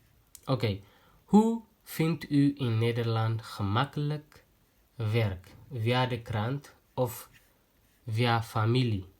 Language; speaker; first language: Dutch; non-native, learner; Tigrinya